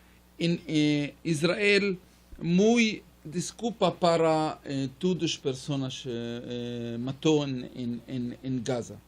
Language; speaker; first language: Spanish; non-native, learner; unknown